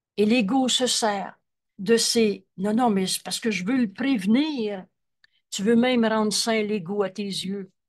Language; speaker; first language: French; native; French